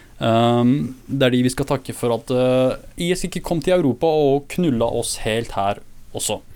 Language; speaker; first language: Norwegian; early bilingual, other home language; Kurdish